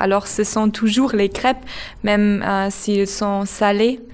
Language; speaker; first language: French; non-native, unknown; German